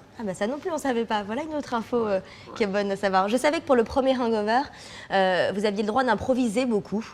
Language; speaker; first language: French; native; French